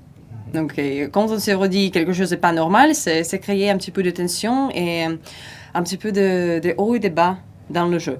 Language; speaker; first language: French; non-native, fluent; Russian